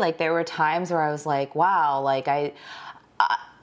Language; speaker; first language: English; early bilingual, other home language; Korean